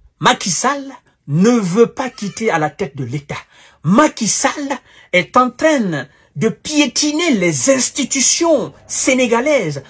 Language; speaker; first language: French; non-native, local second language; Wolof